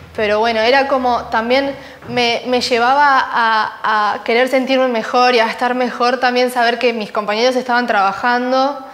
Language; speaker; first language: Spanish; native; Spanish